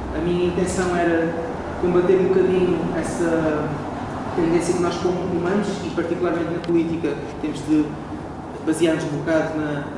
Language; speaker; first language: Portuguese; non-native, local second language; Kabuverdianu